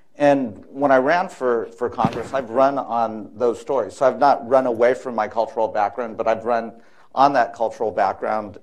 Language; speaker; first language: English; native; English